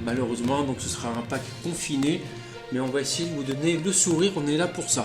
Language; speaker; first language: French; native; French